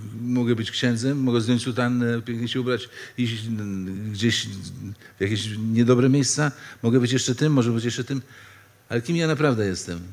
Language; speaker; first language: Polish; native; Polish